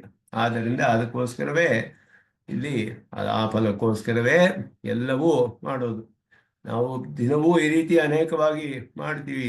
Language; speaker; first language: Kannada; native; Kannada